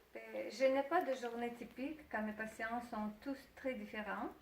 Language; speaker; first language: French; non-native, fluent; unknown